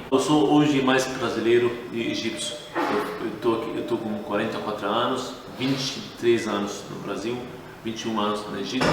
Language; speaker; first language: Portuguese; non-native, learner; Arabic